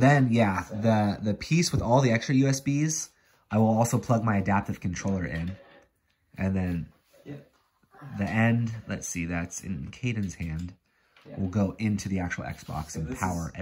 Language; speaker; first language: English; native; English